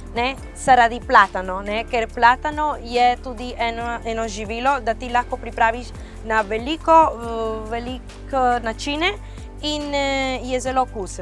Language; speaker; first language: Slovenian; non-native, fluent; Spanish